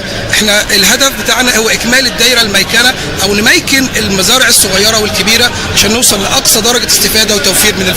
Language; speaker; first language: Arabic; native; Arabic